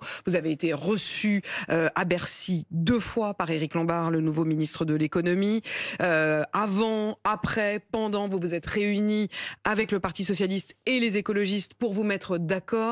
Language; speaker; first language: French; native; French